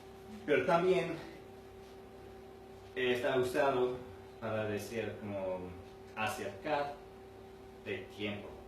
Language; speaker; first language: Spanish; non-native, fluent; English